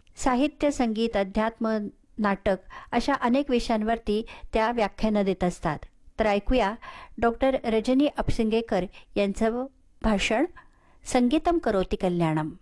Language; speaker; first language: Marathi; native; Marathi